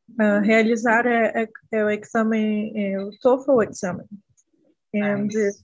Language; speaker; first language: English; non-native, learner; Portuguese